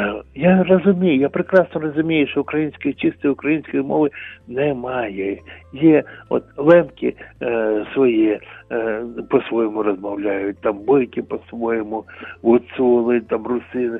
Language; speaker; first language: Ukrainian; non-native, local second language; Russian